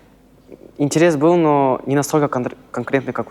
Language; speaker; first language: Russian; native; Russian